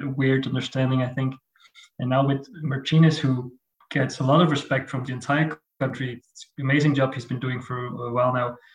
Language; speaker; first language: English; non-native, fluent; Dutch